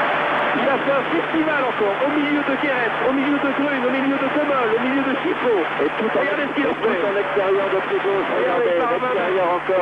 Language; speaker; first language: French; native; French